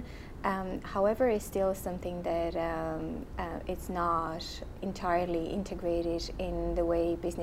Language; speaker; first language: English; non-native, fluent; Romanian